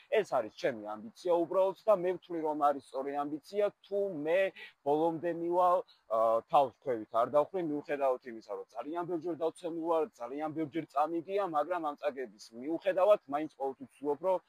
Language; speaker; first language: Georgian; early bilingual, other home language; English